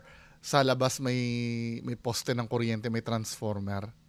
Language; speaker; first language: Filipino; native; Filipino